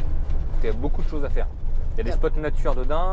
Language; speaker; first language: French; native; French